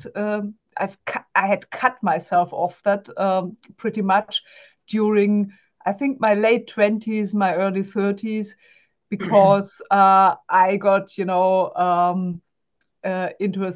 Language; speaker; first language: English; non-native, fluent; German